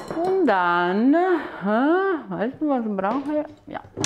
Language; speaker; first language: German; non-native, fluent; Italian